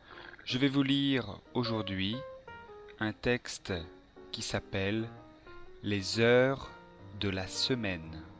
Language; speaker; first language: French; non-native, learner; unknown